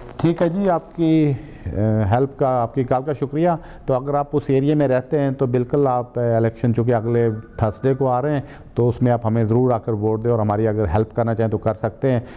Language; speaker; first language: Hindi; non-native, local second language; Punjabi